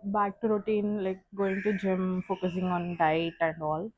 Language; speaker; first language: English; non-native, local second language; Telugu